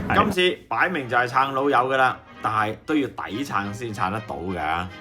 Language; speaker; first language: Cantonese; native; Cantonese